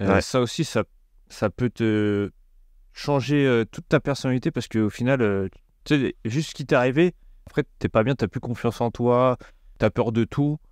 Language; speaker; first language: French; native; French